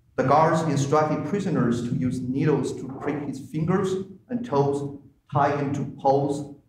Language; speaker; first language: English; non-native, fluent; Chinese